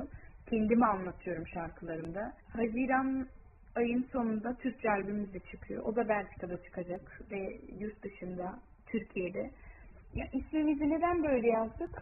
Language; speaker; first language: Turkish; early bilingual, heritage; Turkish